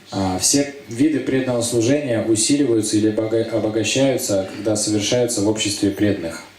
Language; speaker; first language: Russian; native; Russian